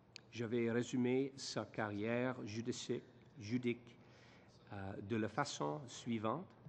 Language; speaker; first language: French; non-native, learner; English